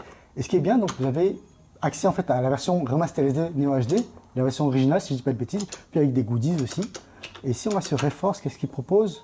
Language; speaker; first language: French; native; French